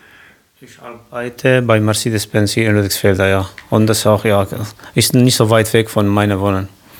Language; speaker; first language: German; non-native, local second language; Kurdish